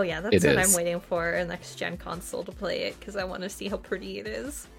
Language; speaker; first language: English; native; English